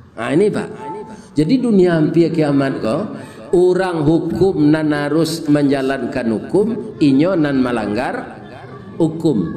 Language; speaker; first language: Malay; non-native, local second language; Minangkabau